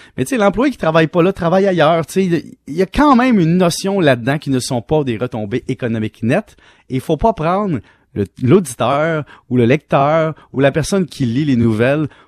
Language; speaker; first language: French; native; French